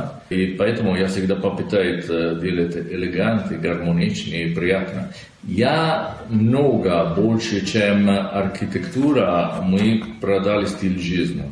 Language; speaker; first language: Russian; non-native, learner; Italian